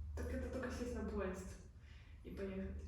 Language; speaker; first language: Russian; native; Russian